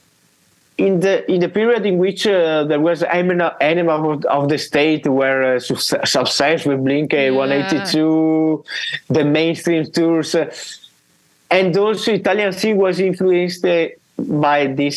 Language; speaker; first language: English; non-native, learner; Italian